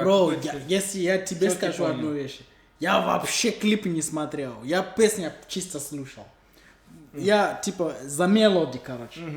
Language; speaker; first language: Russian; non-native, learner; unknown